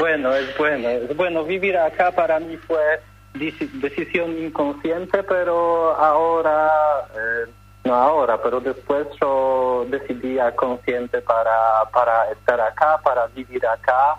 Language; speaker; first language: Spanish; non-native, learner; Polish